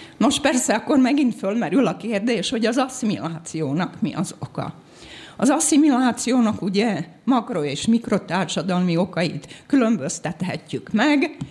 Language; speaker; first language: Hungarian; native; Hungarian